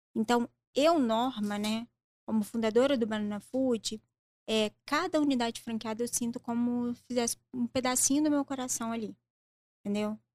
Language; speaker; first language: Portuguese; native; Portuguese